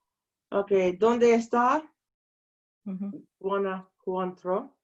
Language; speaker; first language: Spanish; non-native, learner; English